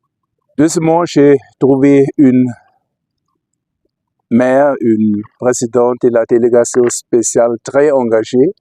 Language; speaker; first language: French; non-native, fluent; German